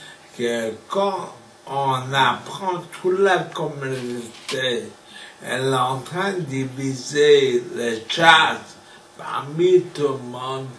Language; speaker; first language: French; non-native, fluent; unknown